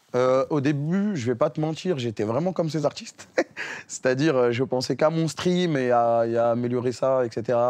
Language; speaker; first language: French; native; French